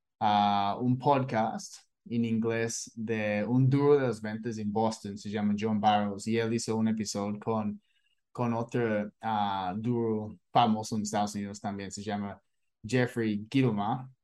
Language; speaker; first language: Spanish; non-native, fluent; English